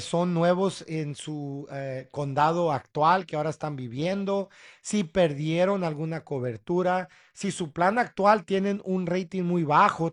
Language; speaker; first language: Spanish; early bilingual, heritage; Spanish